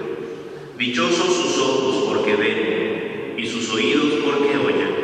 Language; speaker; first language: Spanish; native; Spanish